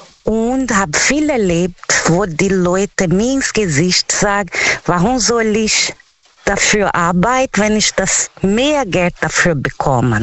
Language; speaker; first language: German; non-native, learner; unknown